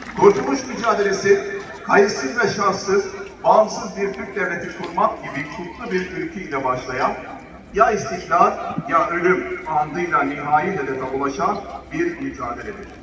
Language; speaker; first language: Turkish; native; Turkish